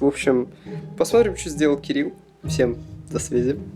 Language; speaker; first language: Russian; native; Russian